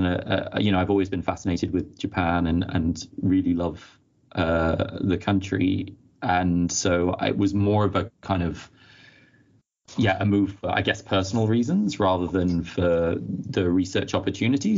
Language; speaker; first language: English; native; English